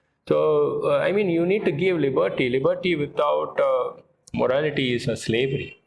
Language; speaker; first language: English; non-native, local second language; Tamil